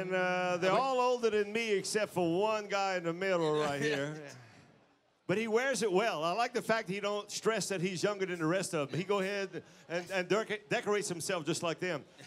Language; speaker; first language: English; early bilingual, other home language; French